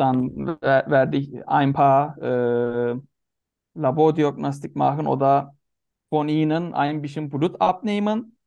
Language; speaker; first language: German; non-native, learner; Turkish